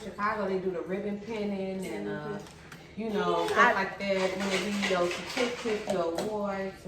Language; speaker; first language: English; native; English